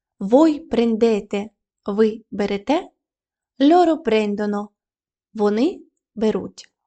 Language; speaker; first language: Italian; non-native, fluent; Ukrainian